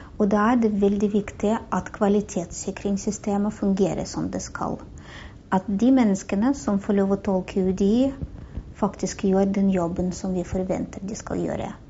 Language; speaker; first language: Norwegian; non-native, fluent; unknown